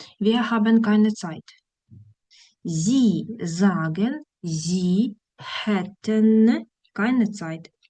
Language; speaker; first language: German; non-native, fluent; Ukrainian